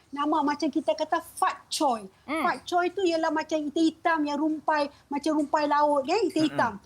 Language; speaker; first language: Malay; non-native, local second language; Chinese